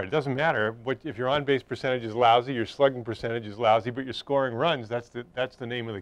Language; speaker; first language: English; native; English